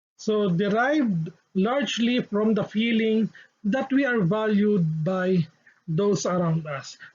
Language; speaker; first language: English; non-native, local second language; Filipino